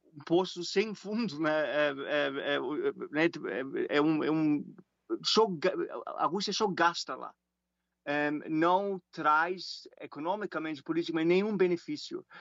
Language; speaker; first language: Portuguese; non-native, fluent; German